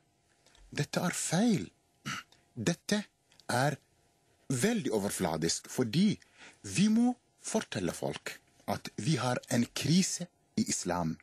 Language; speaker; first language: Norwegian; non-native, fluent; Arabic